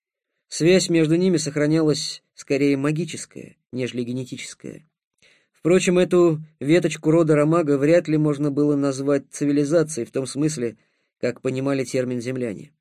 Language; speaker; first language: Russian; native; Russian